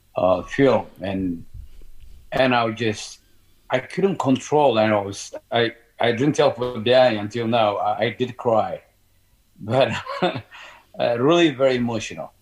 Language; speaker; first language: English; non-native, learner; Amharic